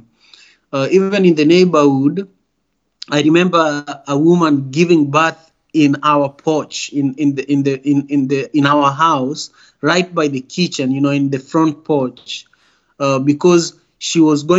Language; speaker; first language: English; non-native, local second language; Luo (Kenya and Tanzania)